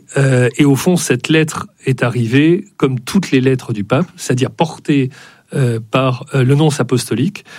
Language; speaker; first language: French; native; French